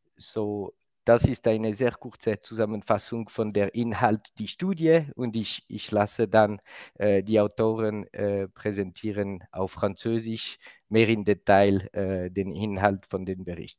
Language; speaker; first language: German; non-native, local second language; French